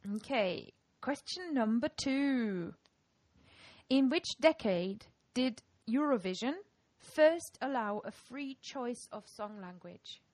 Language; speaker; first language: English; non-native, fluent; German